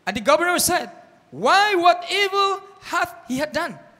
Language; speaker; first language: English; non-native, local second language; Filipino